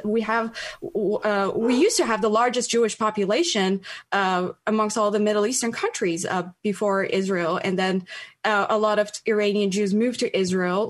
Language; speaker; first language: English; non-native, fluent; Persian